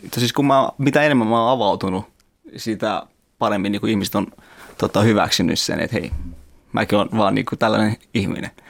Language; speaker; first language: Finnish; early bilingual, other home language; Persian